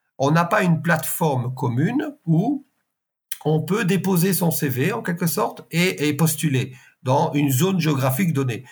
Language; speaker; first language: French; native; French